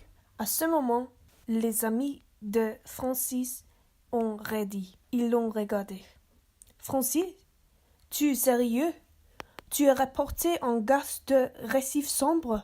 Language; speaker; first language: French; non-native, learner; English